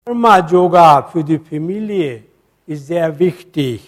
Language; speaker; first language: German; non-native, fluent; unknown